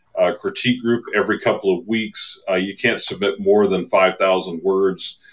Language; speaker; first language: English; native; English